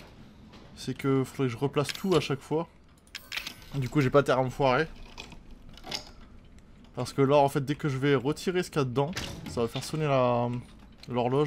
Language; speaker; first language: French; native; French